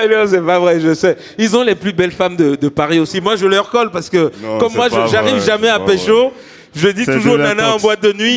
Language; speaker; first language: French; native; French